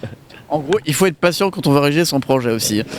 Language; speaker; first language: French; native; French